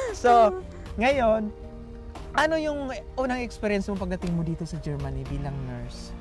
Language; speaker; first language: Filipino; native; Filipino